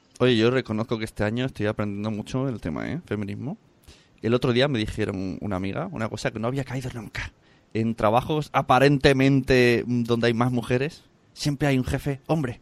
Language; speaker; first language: Spanish; native; Spanish